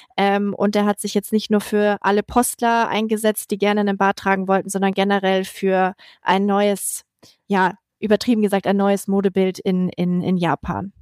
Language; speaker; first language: German; native; German